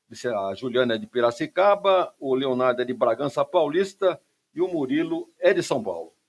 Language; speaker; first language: Portuguese; native; Portuguese